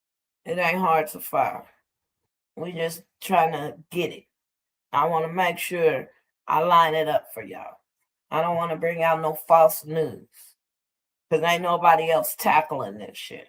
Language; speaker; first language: English; native; English